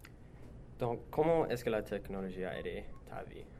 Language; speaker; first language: French; non-native, learner; English